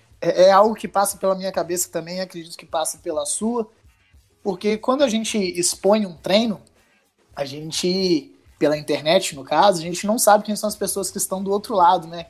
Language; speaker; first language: Portuguese; native; Portuguese